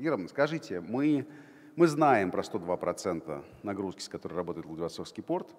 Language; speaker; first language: Russian; native; Russian